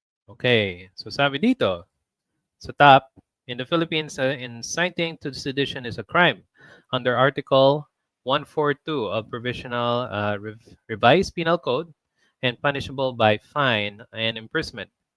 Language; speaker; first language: English; non-native, local second language; Filipino